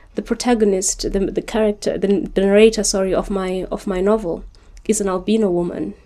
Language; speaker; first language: English; non-native, local second language; Shona